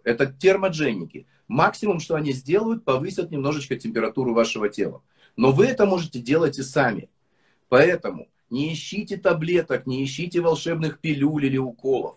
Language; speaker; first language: Russian; native; Russian